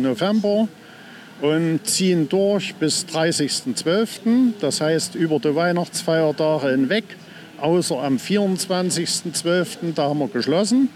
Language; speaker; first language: German; native; German